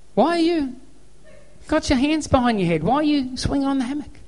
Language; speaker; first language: English; native; English